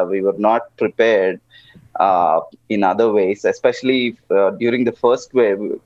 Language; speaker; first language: English; non-native, local second language; Telugu